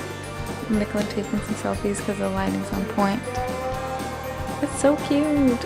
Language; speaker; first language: English; native; English